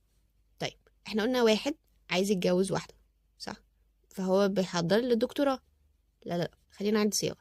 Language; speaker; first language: Arabic; native; Arabic